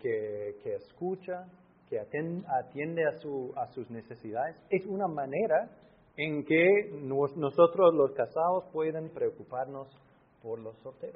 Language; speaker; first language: Spanish; non-native, fluent; English